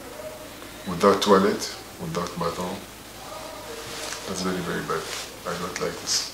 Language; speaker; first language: English; non-native, learner; Arabic